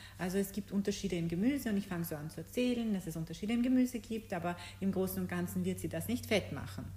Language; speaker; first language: German; early bilingual, other home language; Bosnian